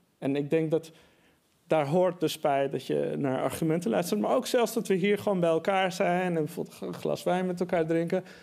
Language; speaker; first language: Dutch; early bilingual, other home language; Persian